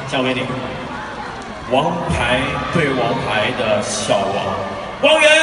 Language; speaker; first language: Chinese; non-native, local second language; Cantonese